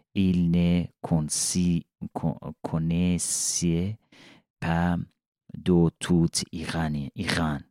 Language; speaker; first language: French; non-native, learner; Persian